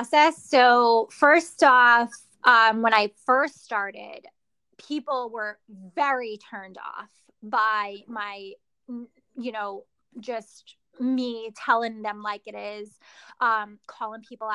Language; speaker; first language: English; native; English